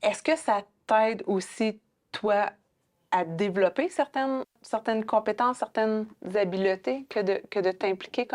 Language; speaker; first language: French; native; French